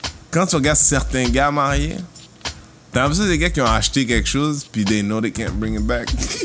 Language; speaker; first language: French; early bilingual, heritage; French